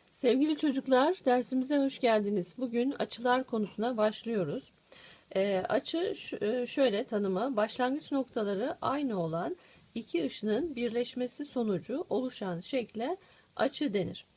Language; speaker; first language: Turkish; native; Turkish